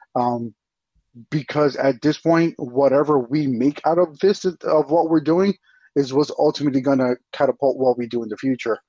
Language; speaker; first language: English; early bilingual, other home language; Spanish